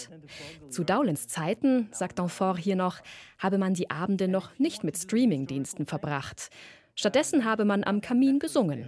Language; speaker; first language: German; native; German